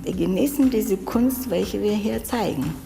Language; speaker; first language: German; non-native, fluent; Bulgarian